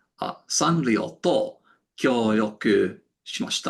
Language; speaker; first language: Japanese; non-native, learner; English